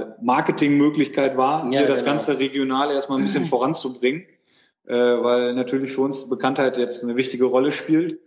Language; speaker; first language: German; native; German